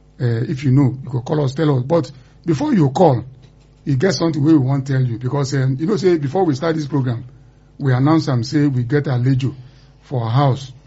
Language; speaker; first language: Nigerian Pidgin; non-native, local second language; Yoruba